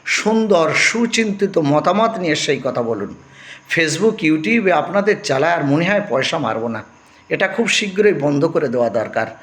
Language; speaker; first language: Bangla; native; Bangla